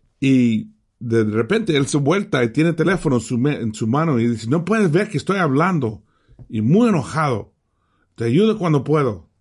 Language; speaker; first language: Spanish; early bilingual, heritage; Spanish